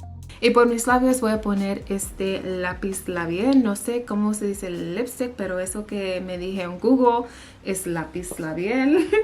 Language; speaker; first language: Spanish; early bilingual, heritage; English